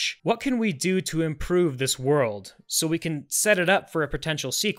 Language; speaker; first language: English; native; English